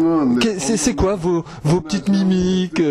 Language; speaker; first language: French; native; French